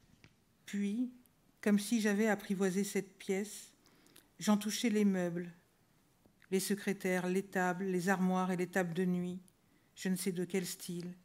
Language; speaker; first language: French; native; French